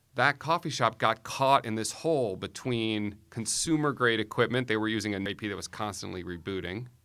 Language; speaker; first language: English; native; English